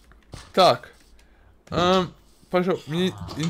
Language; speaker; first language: Russian; native; Russian